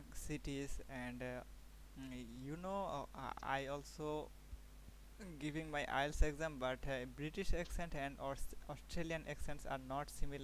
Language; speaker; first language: English; non-native, learner; Bangla